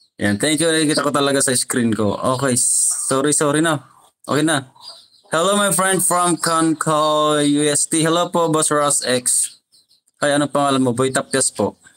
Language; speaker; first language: Filipino; non-native, local second language; Iloko